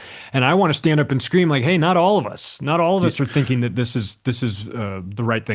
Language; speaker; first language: English; native; English